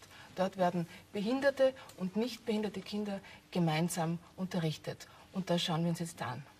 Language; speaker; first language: German; native; German